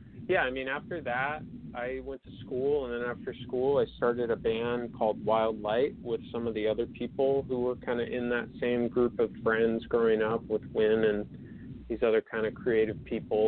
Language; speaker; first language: English; native; English